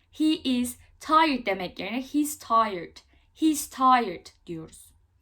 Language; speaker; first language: English; non-native, fluent; Turkish